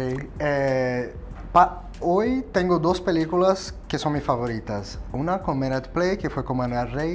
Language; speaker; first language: Spanish; non-native, fluent; Portuguese